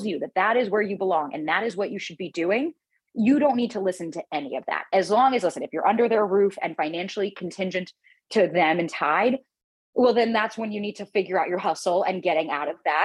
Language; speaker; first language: English; native; English